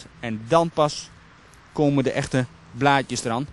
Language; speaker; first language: Dutch; native; Dutch